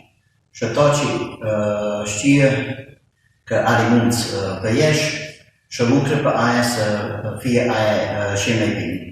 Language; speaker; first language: Romanian; early bilingual, heritage; Romanian